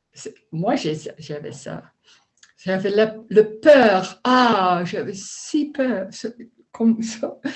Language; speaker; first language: French; non-native, learner; Dutch